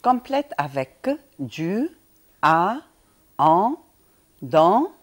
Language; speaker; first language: French; non-native, fluent; Arabic